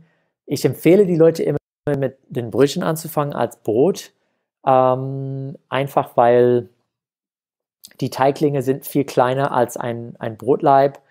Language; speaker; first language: German; non-native, fluent; English